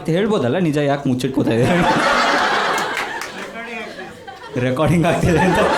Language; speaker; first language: Kannada; native; Kannada